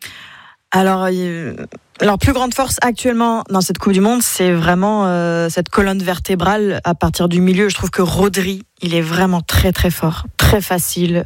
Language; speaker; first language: French; native; French